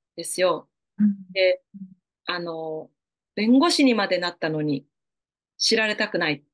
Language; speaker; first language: Japanese; native; Japanese